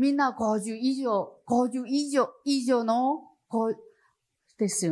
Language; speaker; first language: Japanese; non-native, fluent; Chinese